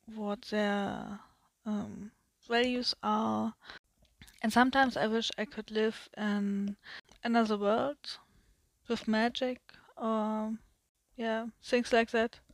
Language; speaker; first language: English; non-native, learner; German